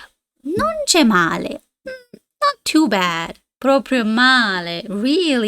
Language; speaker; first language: Italian; non-native, fluent; English